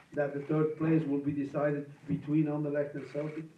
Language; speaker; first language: English; non-native, fluent; Dutch